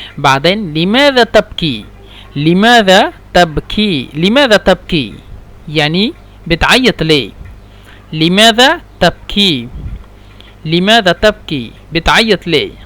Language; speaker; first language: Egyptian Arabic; non-native, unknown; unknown